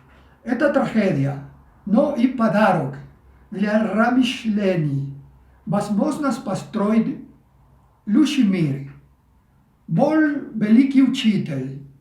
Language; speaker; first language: Russian; non-native, fluent; Spanish